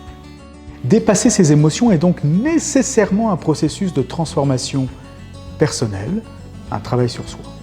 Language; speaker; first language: French; native; French